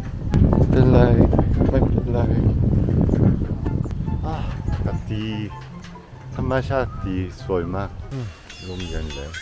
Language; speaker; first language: Thai; non-native, learner; Korean